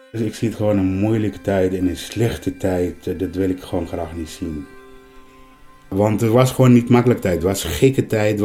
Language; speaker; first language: Dutch; non-native, learner; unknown